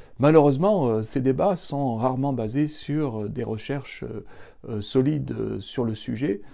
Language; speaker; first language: French; native; French